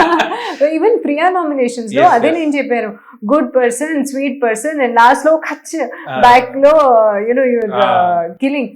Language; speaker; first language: Telugu; non-native, learner; Hindi